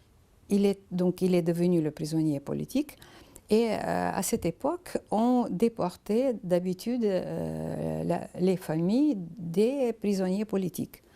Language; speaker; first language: French; non-native, fluent; Lithuanian